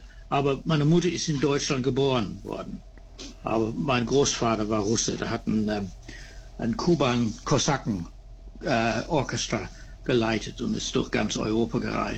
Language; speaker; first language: German; early bilingual, heritage; German